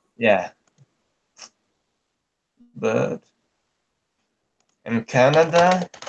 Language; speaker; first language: English; non-native, learner; Portuguese